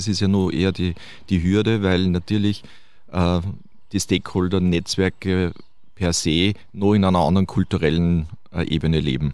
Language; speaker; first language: German; native; German